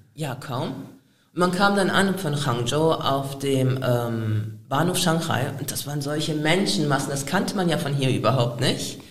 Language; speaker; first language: German; native; German